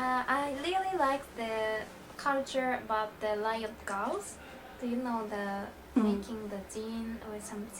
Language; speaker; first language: English; non-native, learner; Japanese